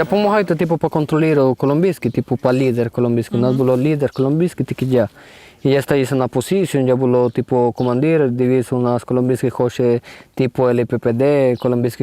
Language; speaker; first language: Ukrainian; non-native, learner; Spanish